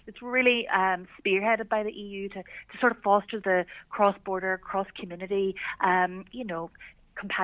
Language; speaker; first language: English; native; English